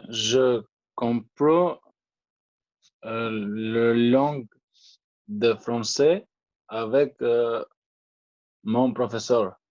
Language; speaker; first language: French; non-native, learner; Albanian